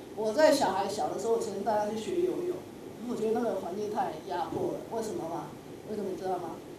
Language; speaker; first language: Chinese; native; Chinese